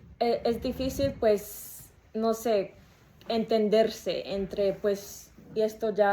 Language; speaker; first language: Spanish; early bilingual, heritage; Spanish